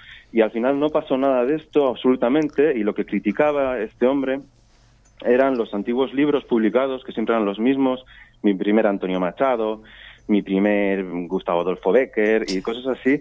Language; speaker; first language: Spanish; native; Spanish